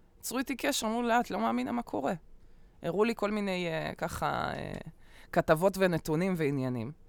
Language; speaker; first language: Hebrew; early bilingual, other home language; Russian